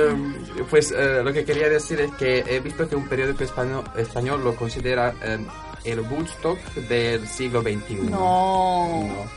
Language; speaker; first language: Spanish; non-native, fluent; Croatian